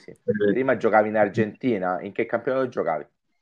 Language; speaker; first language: Italian; native; Italian